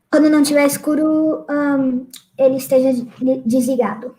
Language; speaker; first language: Portuguese; early bilingual, heritage; Portuguese